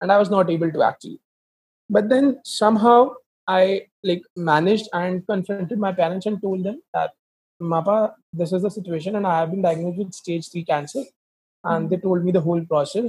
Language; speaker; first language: English; non-native, local second language; Hindi